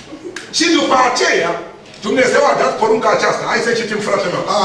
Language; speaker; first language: Romanian; non-native, learner; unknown